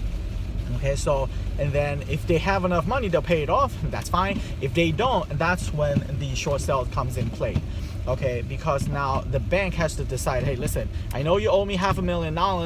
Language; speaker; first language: English; non-native, fluent; Chinese